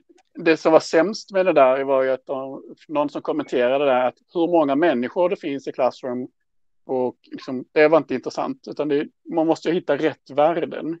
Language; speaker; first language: Swedish; native; Swedish